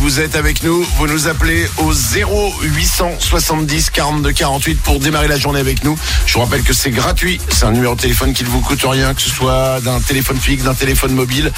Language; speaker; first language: French; native; French